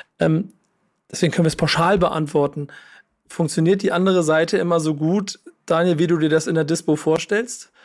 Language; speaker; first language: German; native; German